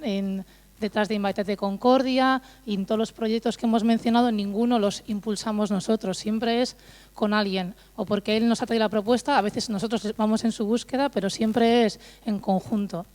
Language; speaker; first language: Spanish; native; Spanish